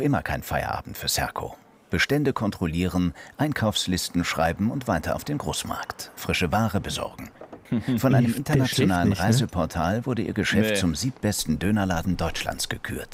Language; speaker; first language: German; native; German